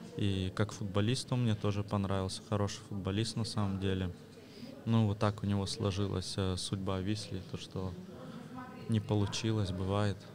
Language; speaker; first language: Russian; early bilingual, heritage; Russian